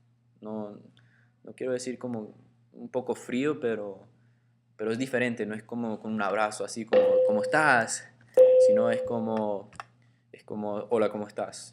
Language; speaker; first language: Spanish; early bilingual, heritage; Spanish